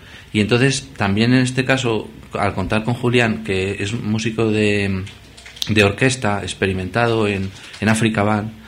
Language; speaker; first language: Spanish; native; Spanish